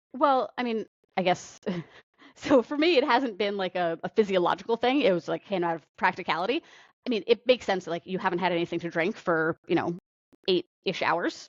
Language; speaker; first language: English; native; English